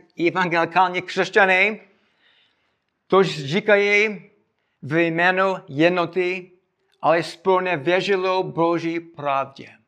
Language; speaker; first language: Czech; non-native, fluent; English